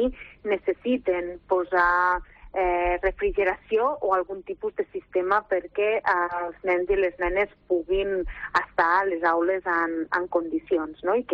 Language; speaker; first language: Catalan; native; Catalan